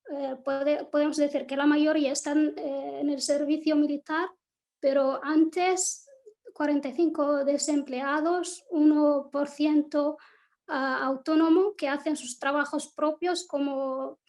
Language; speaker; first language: Spanish; non-native, local second language; Arabic